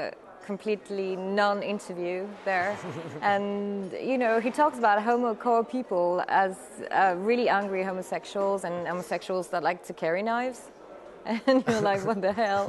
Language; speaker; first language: English; non-native, fluent; French